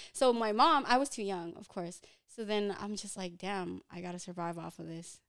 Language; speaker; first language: English; early bilingual, other home language; Filipino